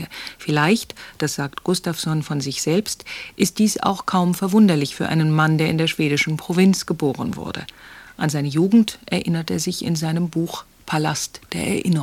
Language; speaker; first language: German; native; German